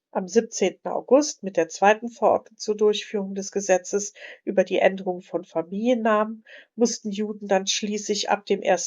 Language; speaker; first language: German; native; German